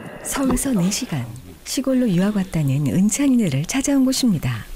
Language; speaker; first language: Korean; native; Korean